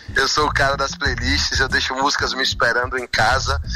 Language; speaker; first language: Portuguese; native; Portuguese